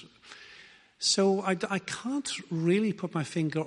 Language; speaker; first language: English; native; English